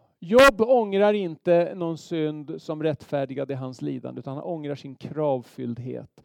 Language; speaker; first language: Swedish; native; Swedish